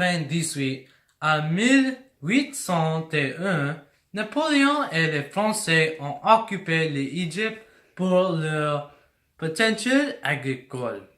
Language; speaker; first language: French; non-native, learner; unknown